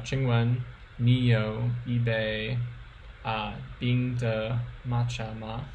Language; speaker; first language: Chinese; non-native, learner; English